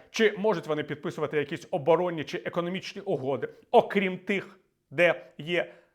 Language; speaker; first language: Ukrainian; native; Ukrainian